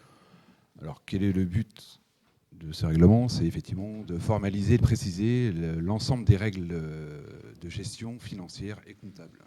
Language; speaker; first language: French; native; French